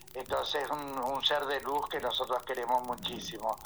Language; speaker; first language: Spanish; native; Spanish